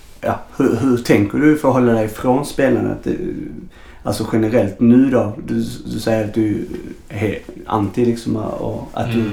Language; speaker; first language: Swedish; native; Swedish